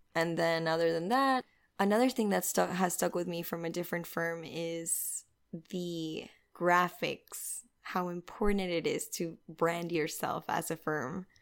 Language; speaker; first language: English; non-native, fluent; Spanish